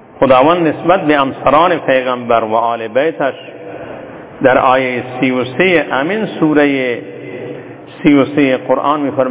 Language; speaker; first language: Persian; non-native, local second language; Turkmen